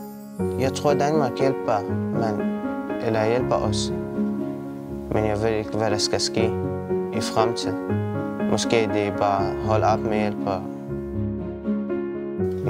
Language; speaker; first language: Danish; non-native, learner; Arabic